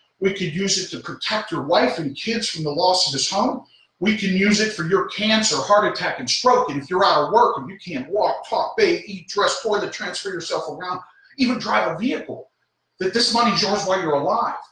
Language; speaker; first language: English; native; English